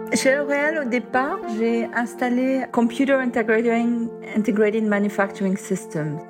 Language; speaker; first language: French; native; French